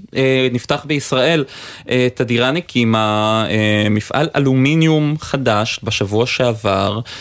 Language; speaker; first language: Hebrew; native; Hebrew